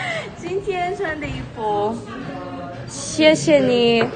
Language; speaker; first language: Chinese; non-native, learner; Mongolian